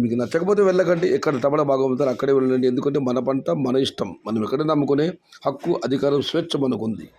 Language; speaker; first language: Telugu; non-native, local second language; Kannada